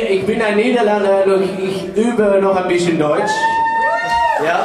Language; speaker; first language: German; non-native, learner; Dutch